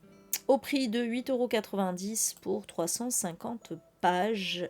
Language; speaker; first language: French; native; French